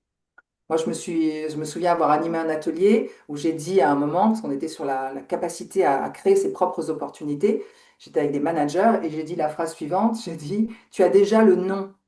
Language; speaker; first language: French; native; French